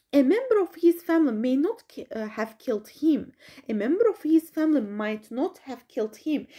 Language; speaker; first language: English; non-native, fluent; Azerbaijani